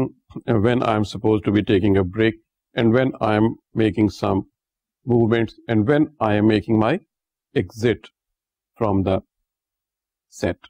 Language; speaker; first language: English; non-native, local second language; Urdu